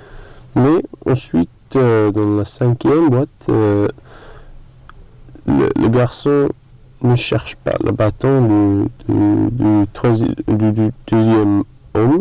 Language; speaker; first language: French; non-native, learner; English